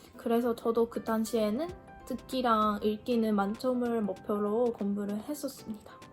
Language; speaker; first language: Korean; non-native, fluent; Japanese